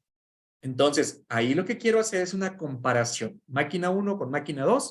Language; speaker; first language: Spanish; native; Spanish